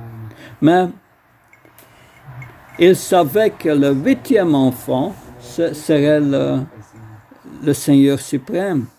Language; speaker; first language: French; non-native, fluent; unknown